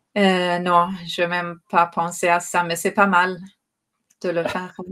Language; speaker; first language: French; non-native, fluent; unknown